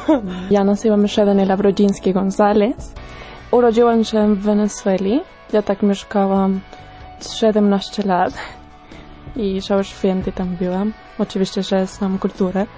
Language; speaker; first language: Polish; early bilingual, heritage; Spanish